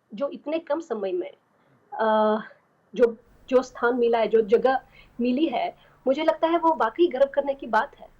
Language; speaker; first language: Hindi; non-native, fluent; Armenian